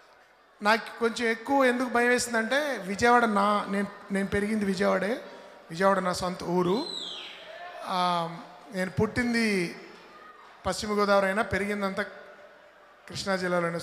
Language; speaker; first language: Telugu; native; Telugu